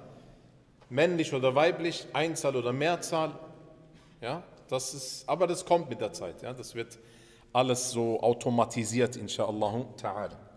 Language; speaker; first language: German; early bilingual, other home language; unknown